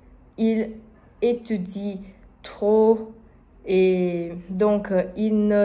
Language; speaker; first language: French; non-native, learner; Portuguese